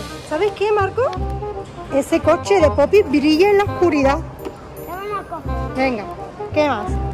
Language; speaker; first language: Spanish; native; Spanish